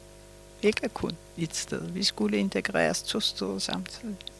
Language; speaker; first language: Danish; early bilingual, other home language; Polish